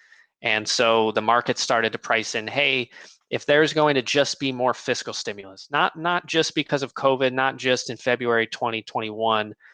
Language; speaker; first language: English; native; English